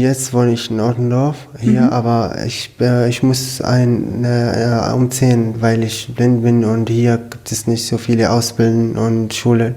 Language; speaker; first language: German; non-native, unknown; Arabic